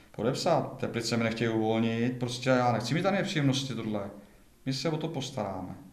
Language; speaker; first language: Czech; native; Czech